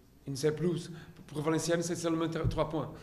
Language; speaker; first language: French; non-native, learner; Portuguese